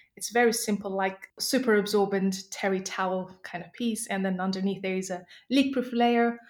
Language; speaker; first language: English; non-native, local second language; Nepali